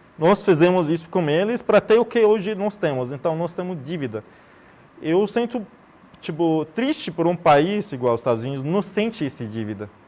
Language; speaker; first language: Portuguese; non-native, fluent; Arabic